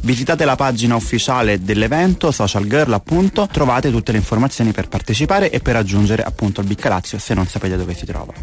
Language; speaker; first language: Italian; native; Italian